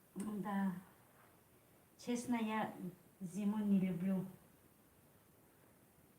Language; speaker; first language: Russian; non-native, learner; Tajik